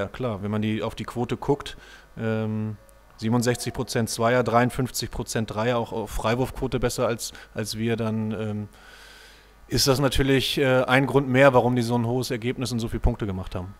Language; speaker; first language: German; native; German